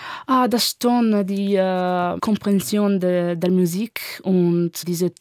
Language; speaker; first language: German; non-native, learner; Italian